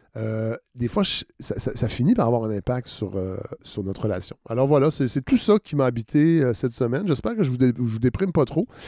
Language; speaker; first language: French; native; French